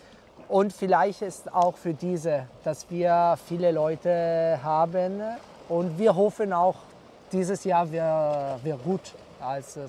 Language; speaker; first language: German; non-native, learner; Italian